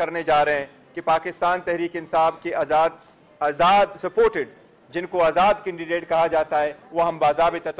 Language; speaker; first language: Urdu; non-native, local second language; Pashto